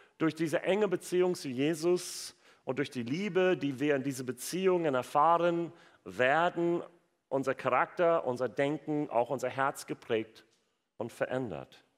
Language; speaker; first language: German; non-native, fluent; English